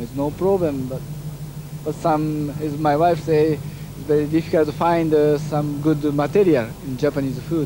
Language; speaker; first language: English; non-native, learner; Japanese